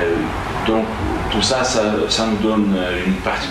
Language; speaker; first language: French; non-native, fluent; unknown